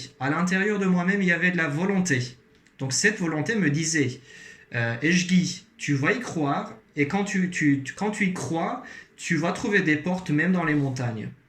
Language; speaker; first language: French; non-native, fluent; Azerbaijani